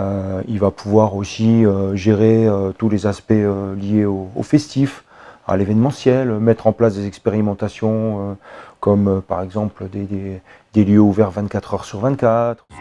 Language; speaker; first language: French; native; French